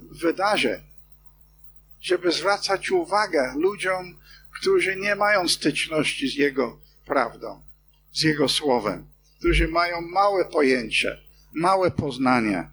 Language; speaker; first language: Polish; non-native, fluent; English